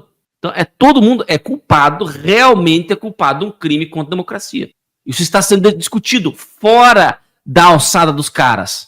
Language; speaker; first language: Portuguese; native; Portuguese